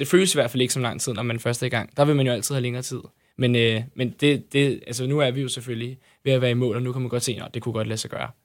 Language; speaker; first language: Danish; native; Danish